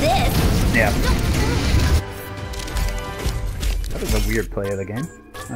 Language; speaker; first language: English; native; English